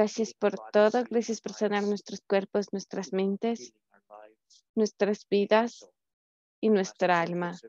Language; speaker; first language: Spanish; native; Spanish